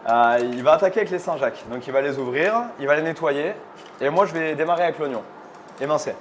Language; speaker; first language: French; native; French